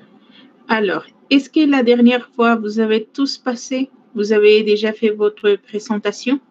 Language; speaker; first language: French; non-native, fluent; Spanish